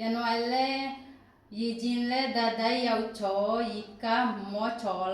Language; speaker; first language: Cantonese; non-native, learner; Indonesian